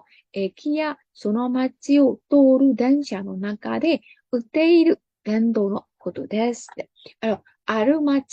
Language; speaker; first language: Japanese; non-native, fluent; Burmese